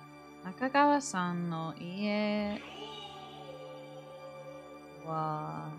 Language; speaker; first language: Japanese; non-native, learner; English